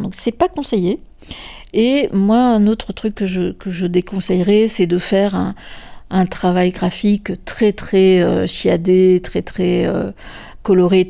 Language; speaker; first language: French; native; French